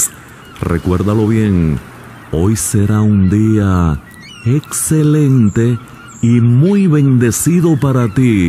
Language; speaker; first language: Spanish; native; Spanish